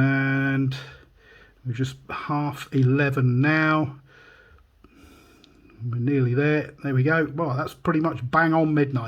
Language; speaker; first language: English; native; English